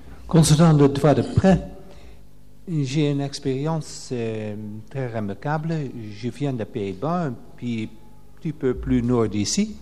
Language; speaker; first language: French; non-native, fluent; Dutch